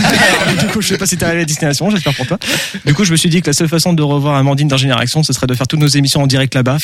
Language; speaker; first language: French; native; French